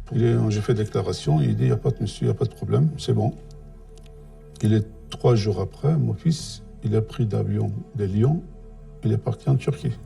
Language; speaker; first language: French; non-native, learner; Turkish